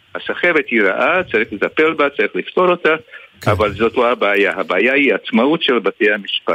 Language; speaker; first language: Hebrew; early bilingual, other home language; Hungarian